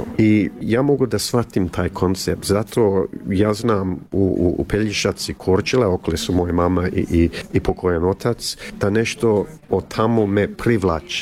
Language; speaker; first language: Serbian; early bilingual, heritage; Serbian